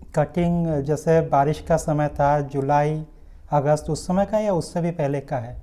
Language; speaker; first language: Hindi; native; Hindi